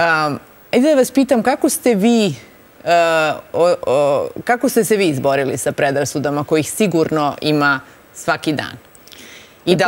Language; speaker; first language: Serbian; native; Serbian